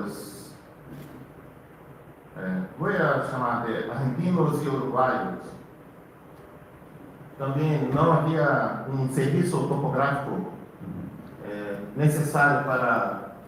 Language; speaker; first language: Spanish; non-native, learner; Portuguese